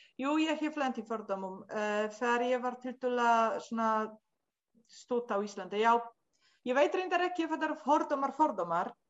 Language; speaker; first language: Icelandic; non-native, fluent; Polish